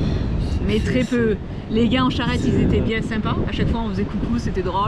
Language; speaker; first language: French; native; French